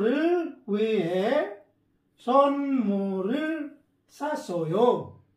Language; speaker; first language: Korean; non-native, fluent; Filipino